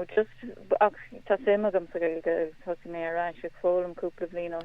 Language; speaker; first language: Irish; non-native, local second language; English